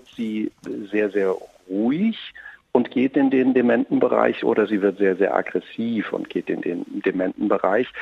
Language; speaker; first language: German; native; German